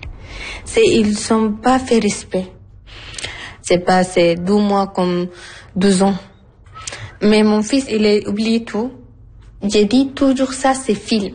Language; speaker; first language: French; non-native, learner; Arabic